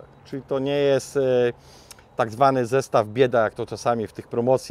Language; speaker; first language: Polish; native; Polish